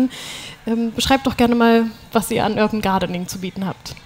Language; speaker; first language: German; native; German